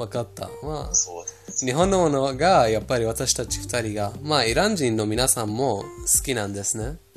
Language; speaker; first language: Japanese; non-native, fluent; Persian